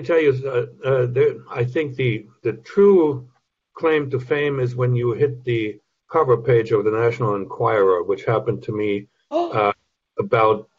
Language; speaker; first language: English; non-native, fluent; German